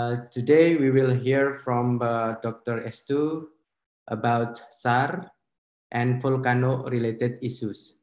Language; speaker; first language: English; non-native, fluent; Indonesian